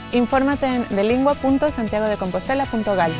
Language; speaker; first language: Galician; non-native, learner; Spanish